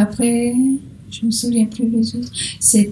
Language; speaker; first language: French; non-native, learner; Portuguese